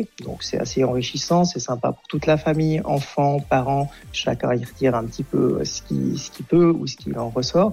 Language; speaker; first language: French; native; French